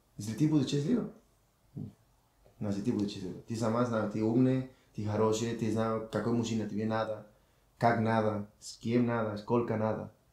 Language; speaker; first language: Russian; non-native, learner; Spanish